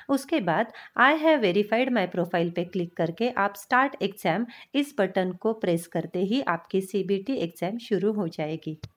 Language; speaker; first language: Hindi; non-native, local second language; Marathi